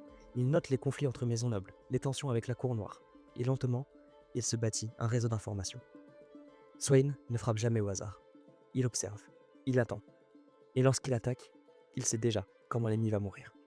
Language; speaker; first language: French; native; French